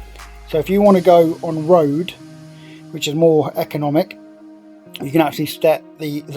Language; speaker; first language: English; native; English